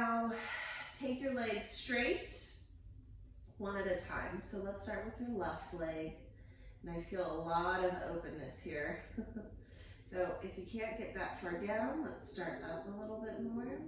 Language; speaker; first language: English; native; English